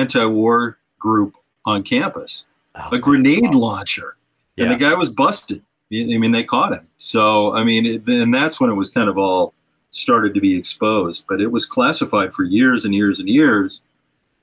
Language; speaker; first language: English; native; English